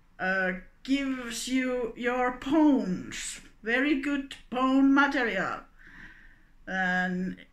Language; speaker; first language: English; non-native, learner; Finnish